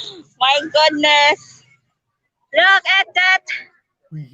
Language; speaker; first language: English; non-native, learner; Filipino